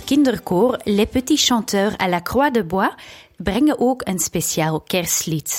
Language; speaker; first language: Dutch; native; Dutch